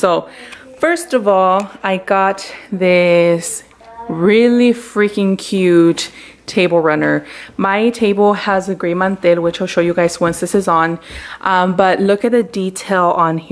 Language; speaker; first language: English; early bilingual, other home language; Spanish